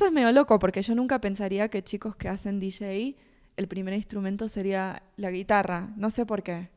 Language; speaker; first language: Spanish; native; Spanish